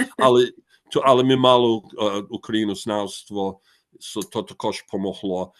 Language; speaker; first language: Ukrainian; early bilingual, heritage; Ukrainian